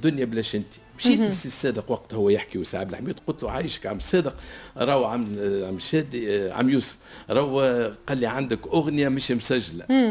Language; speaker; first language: Arabic; native; Arabic